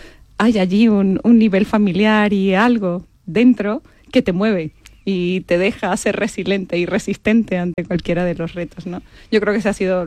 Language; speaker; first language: Spanish; native; Spanish